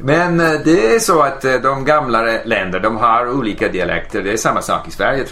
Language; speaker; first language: Swedish; non-native, fluent; English